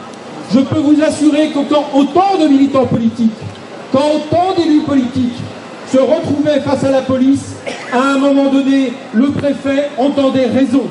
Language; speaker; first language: French; native; French